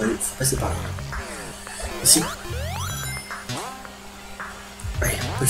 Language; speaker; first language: French; native; French